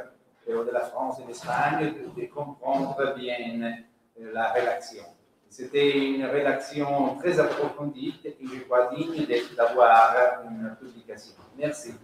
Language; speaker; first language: French; non-native, fluent; Italian